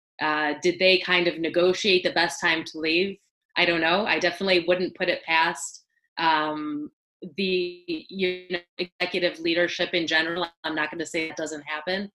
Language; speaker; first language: English; native; English